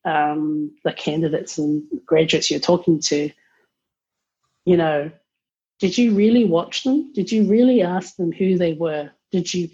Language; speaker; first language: English; native; English